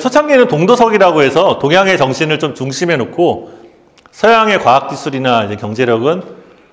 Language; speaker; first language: Korean; native; Korean